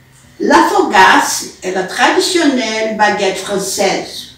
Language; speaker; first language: French; non-native, learner; Portuguese